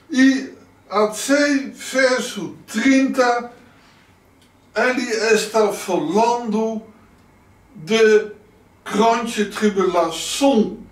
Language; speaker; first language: Portuguese; non-native, learner; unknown